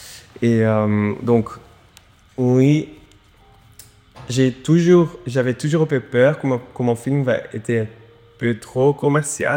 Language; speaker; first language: French; non-native, learner; Dutch